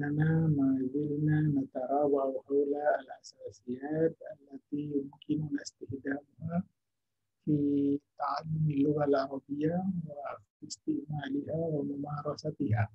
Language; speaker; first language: Arabic; non-native, fluent; Indonesian